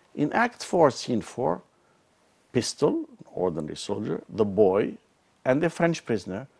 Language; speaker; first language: English; non-native, fluent; Arabic